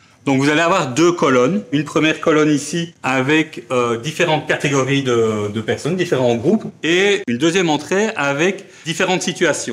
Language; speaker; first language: French; native; French